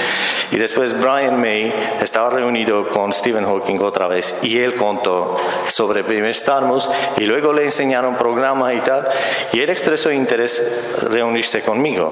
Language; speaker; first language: Spanish; non-native, fluent; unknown